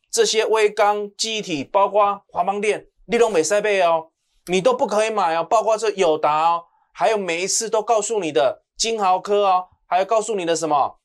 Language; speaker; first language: Chinese; native; Chinese